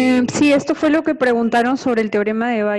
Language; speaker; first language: Spanish; native; Spanish